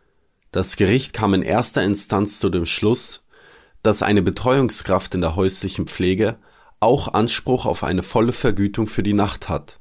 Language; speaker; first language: German; native; German